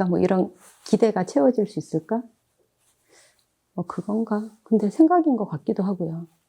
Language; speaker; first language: Korean; native; Korean